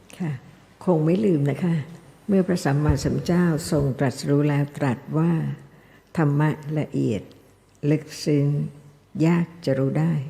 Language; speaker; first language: Thai; native; Thai